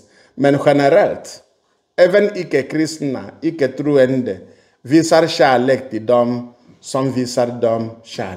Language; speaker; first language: Swedish; non-native, fluent; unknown